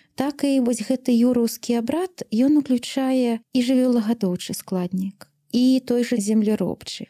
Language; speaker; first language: Belarusian; native; Belarusian